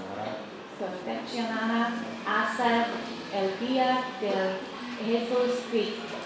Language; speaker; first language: Spanish; non-native, learner; English